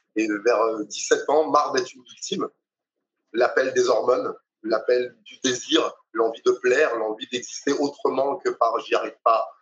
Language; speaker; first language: French; native; French